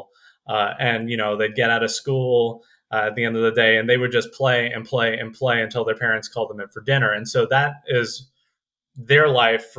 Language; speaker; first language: English; native; English